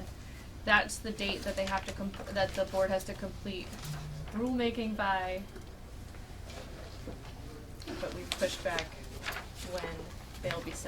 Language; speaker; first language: English; native; English